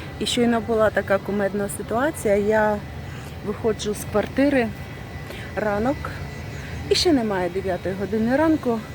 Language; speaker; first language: Ukrainian; non-native, local second language; Russian